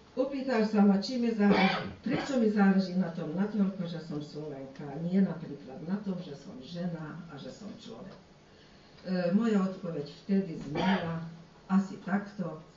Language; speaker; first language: Slovak; early bilingual, heritage; Slovak